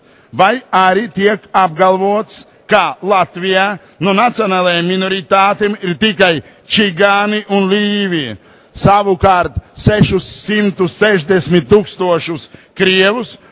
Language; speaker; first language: Latvian; non-native, local second language; Russian